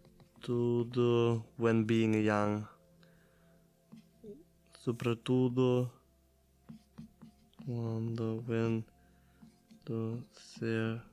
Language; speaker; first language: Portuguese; non-native, learner; German